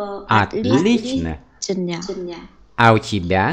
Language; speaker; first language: Russian; non-native, fluent; Vietnamese